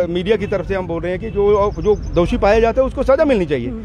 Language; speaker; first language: Hindi; native; Hindi